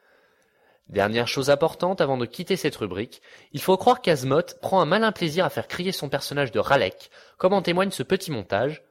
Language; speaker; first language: French; native; French